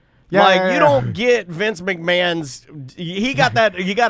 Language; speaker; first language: English; native; English